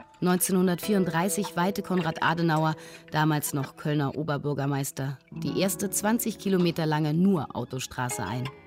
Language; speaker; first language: German; native; German